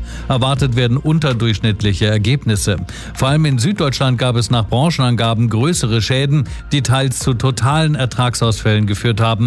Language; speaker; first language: German; native; German